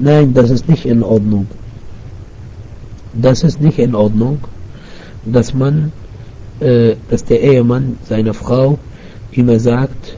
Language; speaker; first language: German; non-native, fluent; Arabic